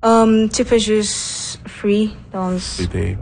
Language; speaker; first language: French; non-native, learner; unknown